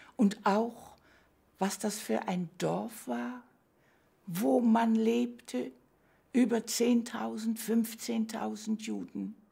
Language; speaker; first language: German; early bilingual, heritage; German